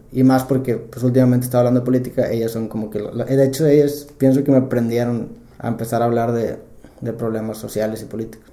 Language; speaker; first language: Spanish; native; Spanish